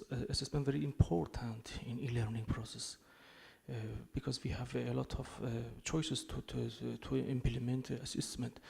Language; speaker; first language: English; non-native, learner; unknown